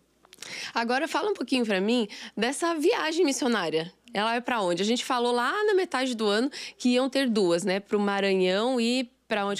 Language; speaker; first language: Portuguese; native; Portuguese